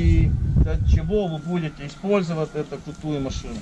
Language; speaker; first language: Russian; non-native, learner; Estonian